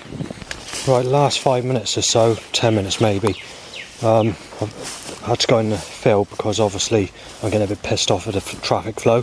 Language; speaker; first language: English; native; English